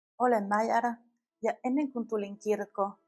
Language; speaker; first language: Finnish; non-native, fluent; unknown